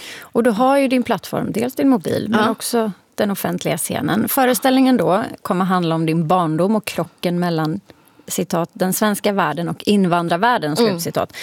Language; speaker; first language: Swedish; native; Swedish